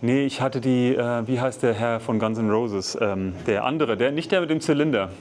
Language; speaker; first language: German; native; German